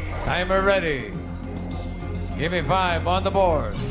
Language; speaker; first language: English; non-native, local second language; Filipino